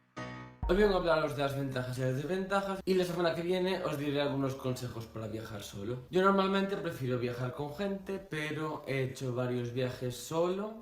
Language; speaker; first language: Spanish; native; Spanish